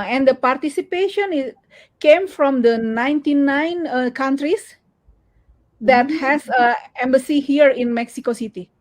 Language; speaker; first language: English; non-native, learner; Indonesian